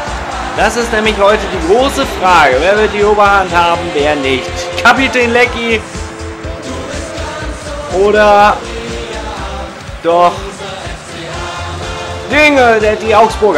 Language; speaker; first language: German; native; German